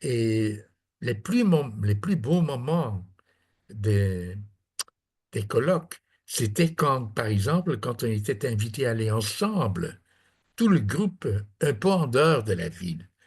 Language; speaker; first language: French; non-native, fluent; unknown